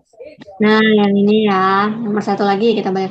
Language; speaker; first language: Indonesian; native; Indonesian